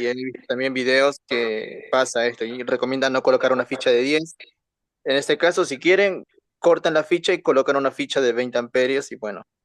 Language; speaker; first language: Spanish; native; Spanish